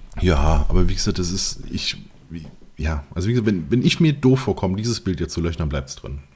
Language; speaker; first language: German; native; German